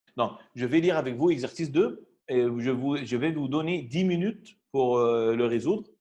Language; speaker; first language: French; non-native, fluent; Arabic